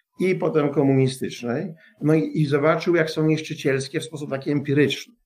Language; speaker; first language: Polish; native; Polish